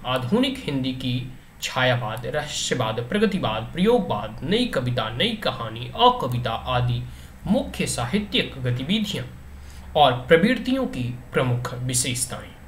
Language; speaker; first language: Hindi; native; Hindi